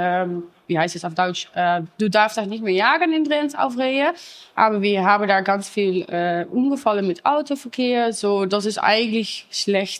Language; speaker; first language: German; non-native, learner; Dutch